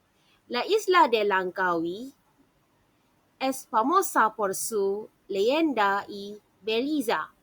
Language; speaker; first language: Spanish; non-native, learner; Malay